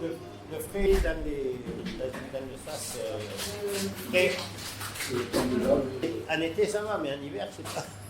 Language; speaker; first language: French; native; French